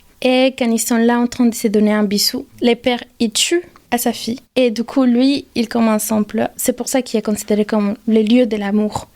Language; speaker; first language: French; non-native, fluent; Spanish